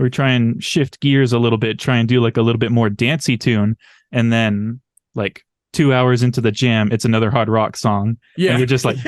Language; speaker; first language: English; native; English